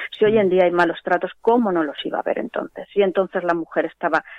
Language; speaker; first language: Spanish; native; Spanish